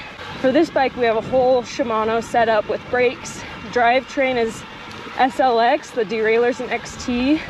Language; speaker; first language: English; native; English